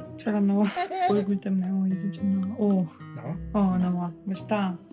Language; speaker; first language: Korean; non-native, learner; Ukrainian